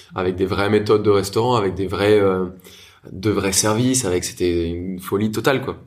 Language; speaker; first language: French; non-native, fluent; Spanish